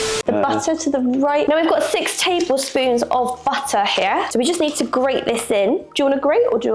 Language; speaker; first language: English; native; English